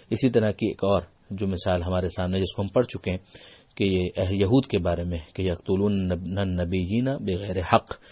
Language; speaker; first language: Urdu; native; Urdu